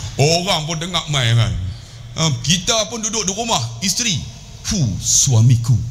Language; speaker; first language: Malay; native; Malay